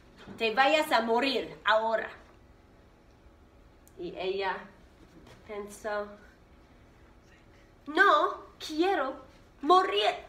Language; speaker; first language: Spanish; non-native, fluent; English